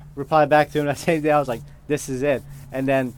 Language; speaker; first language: English; non-native, fluent; Kurdish